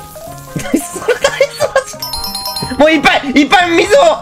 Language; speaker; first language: Japanese; native; Japanese